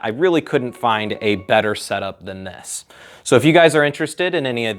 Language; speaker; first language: English; native; English